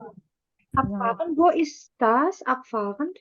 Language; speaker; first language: German; non-native, fluent; Indonesian